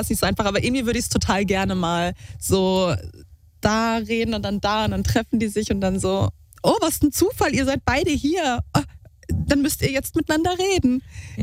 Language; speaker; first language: German; native; German